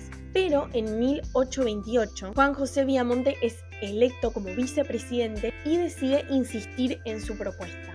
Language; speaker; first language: Spanish; native; Spanish